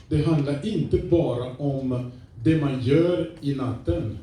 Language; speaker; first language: Swedish; non-native, fluent; French